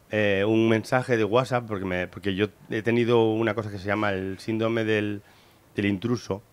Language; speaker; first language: Spanish; native; Spanish